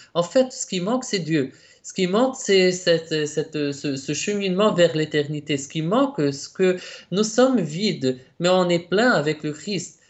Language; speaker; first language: French; non-native, local second language; Arabic